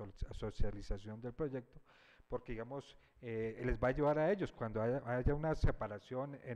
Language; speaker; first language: Spanish; native; Spanish